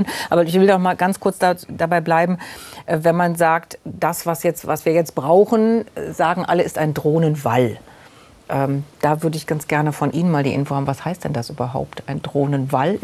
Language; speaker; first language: German; native; German